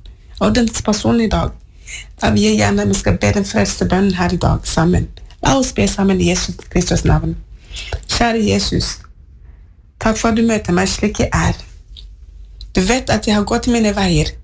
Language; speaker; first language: Norwegian; non-native, learner; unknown